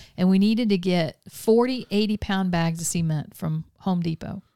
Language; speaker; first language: English; native; English